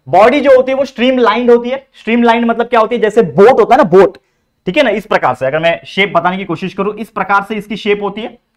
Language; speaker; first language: Hindi; native; Hindi